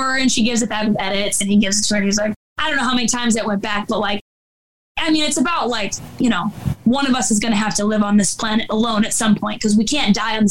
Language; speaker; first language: English; native; English